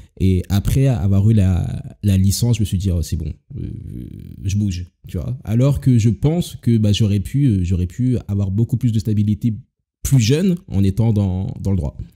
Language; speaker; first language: French; native; French